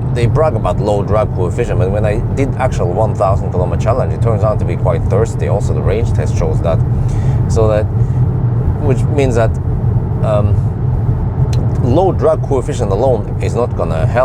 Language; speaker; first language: English; non-native, fluent; Norwegian